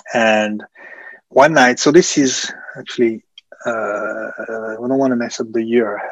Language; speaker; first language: English; early bilingual, other home language; French